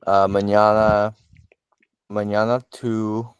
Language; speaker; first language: Spanish; non-native, learner; English